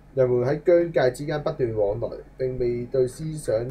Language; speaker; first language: Cantonese; native; Cantonese